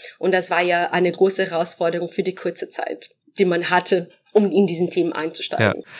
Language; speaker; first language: German; non-native, fluent; Portuguese